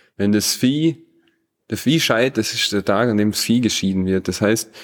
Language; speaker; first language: German; native; German